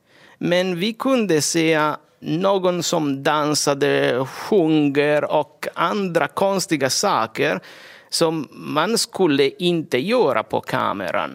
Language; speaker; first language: Swedish; non-native, fluent; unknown